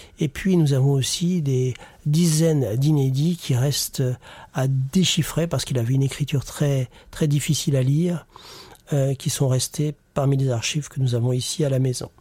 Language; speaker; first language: French; native; French